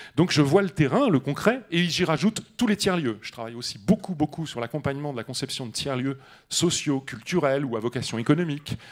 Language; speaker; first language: French; native; French